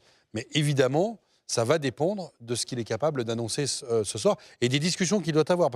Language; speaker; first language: French; native; French